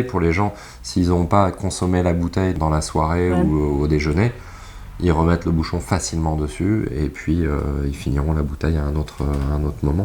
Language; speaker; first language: French; native; French